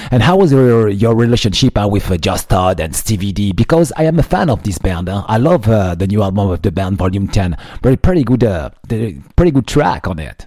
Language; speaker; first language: English; non-native, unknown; French